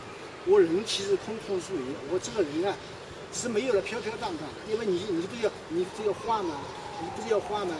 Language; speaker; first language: Chinese; native; Chinese